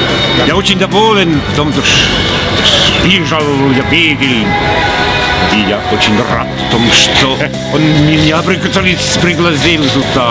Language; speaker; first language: Russian; non-native, learner; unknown